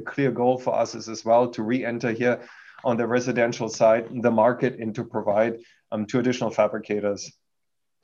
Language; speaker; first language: English; non-native, fluent; German